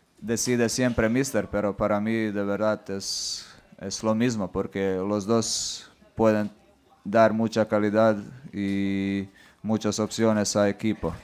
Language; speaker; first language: Spanish; non-native, fluent; Croatian